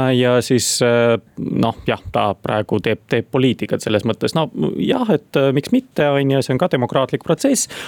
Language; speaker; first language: Estonian; non-native, local second language; Russian